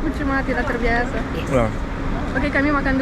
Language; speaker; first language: Indonesian; non-native, fluent; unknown